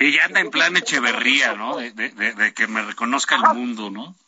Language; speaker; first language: Spanish; native; Spanish